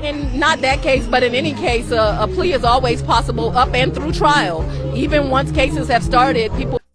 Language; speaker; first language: English; native; English